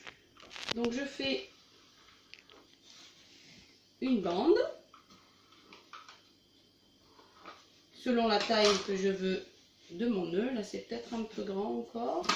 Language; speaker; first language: French; native; French